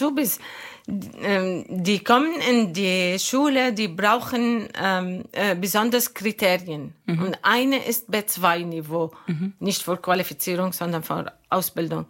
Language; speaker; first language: German; non-native, learner; Arabic